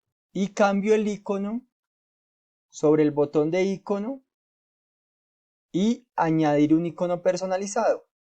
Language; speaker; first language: Spanish; native; Spanish